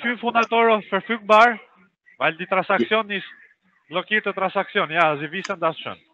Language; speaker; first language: German; early bilingual, other home language; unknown